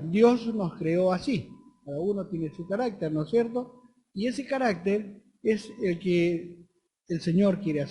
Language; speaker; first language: Spanish; native; Spanish